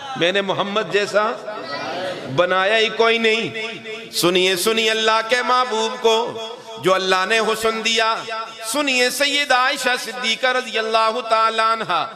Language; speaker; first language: Urdu; non-native, local second language; Northern Hindko